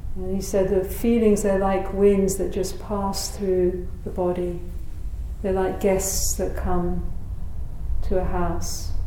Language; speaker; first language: English; native; English